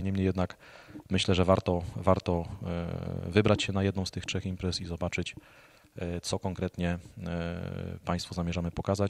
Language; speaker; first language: Polish; native; Polish